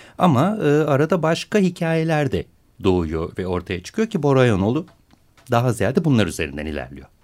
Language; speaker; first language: Turkish; native; Turkish